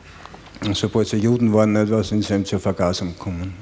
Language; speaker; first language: German; native; German